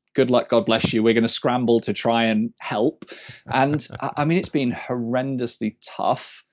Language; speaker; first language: English; native; English